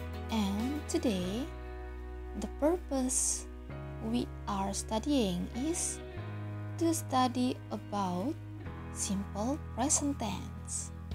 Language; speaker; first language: English; non-native, fluent; Indonesian